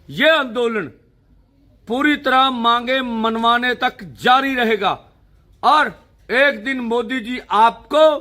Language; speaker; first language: Hindi; non-native, local second language; Punjabi